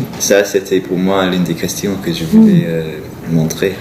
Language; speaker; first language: French; non-native, fluent; English